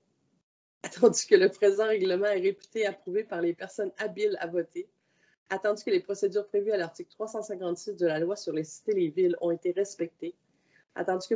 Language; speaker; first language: French; native; French